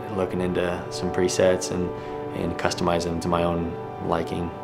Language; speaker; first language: English; native; English